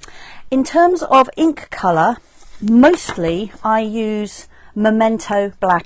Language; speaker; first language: English; native; English